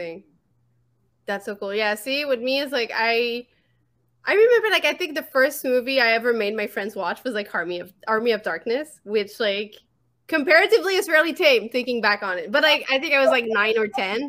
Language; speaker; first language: English; non-native, fluent; French